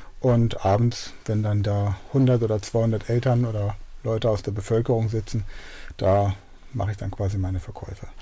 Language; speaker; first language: German; native; German